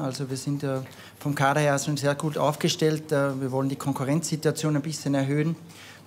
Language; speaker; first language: German; native; German